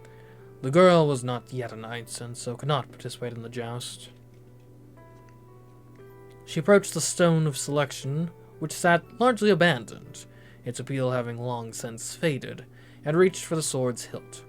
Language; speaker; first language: English; native; English